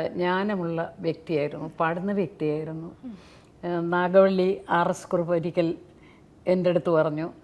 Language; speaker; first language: Malayalam; native; Malayalam